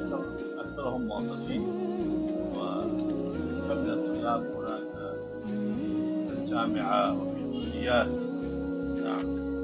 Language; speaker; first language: Arabic; non-native, fluent; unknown